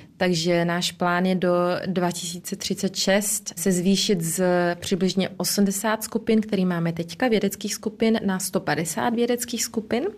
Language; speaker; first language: Czech; early bilingual, heritage; Czech